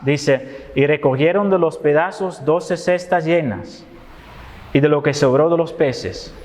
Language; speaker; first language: Spanish; non-native, fluent; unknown